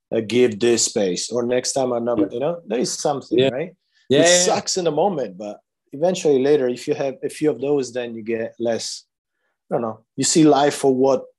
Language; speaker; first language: English; non-native, fluent; Italian